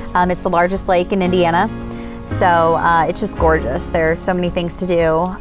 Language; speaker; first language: English; native; English